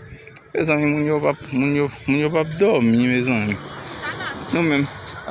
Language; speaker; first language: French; non-native, local second language; Haitian Creole